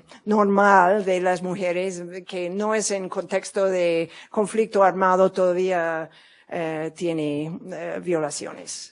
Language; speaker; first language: Spanish; non-native, fluent; English